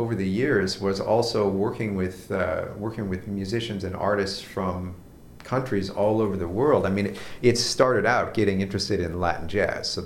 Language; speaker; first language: English; native; English